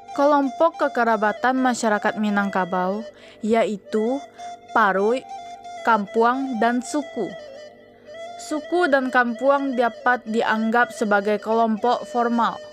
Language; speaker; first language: Indonesian; native; Indonesian